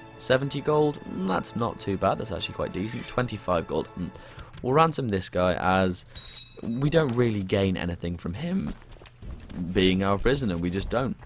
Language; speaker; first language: English; native; English